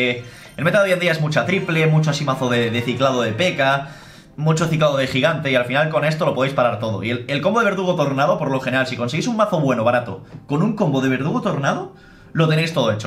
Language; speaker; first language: Spanish; native; Spanish